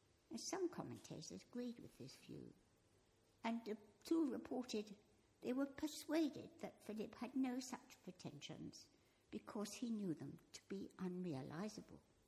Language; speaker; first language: English; native; English